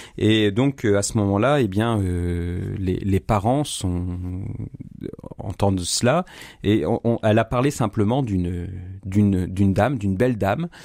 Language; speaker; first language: French; native; French